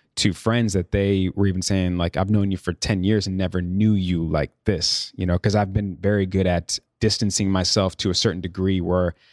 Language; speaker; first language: English; native; English